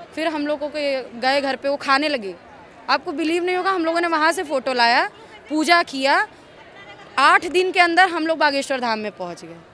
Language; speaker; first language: Hindi; native; Hindi